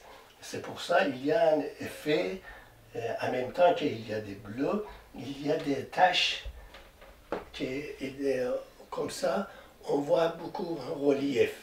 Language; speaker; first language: French; non-native, learner; Persian